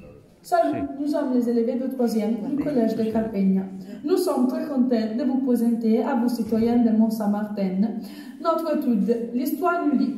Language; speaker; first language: French; non-native, learner; Italian